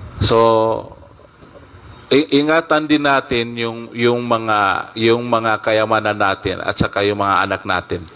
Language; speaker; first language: Filipino; non-native, local second language; Maguindanaon